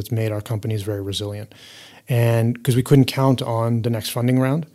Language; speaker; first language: English; native; English